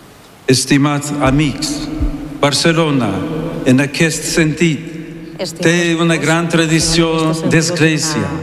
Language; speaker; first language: Catalan; non-native, learner; English